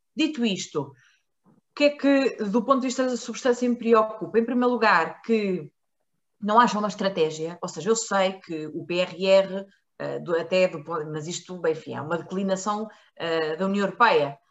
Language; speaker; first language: Portuguese; native; Portuguese